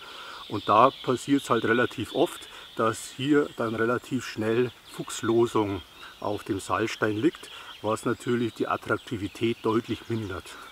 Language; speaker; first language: German; native; German